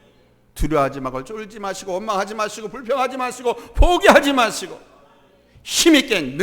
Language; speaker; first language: Korean; native; Korean